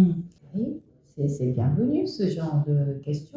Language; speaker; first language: French; non-native, fluent; Japanese